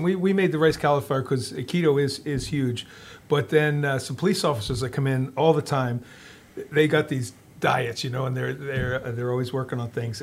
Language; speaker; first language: English; native; English